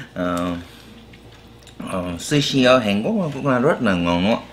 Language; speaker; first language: Vietnamese; non-native, learner; Korean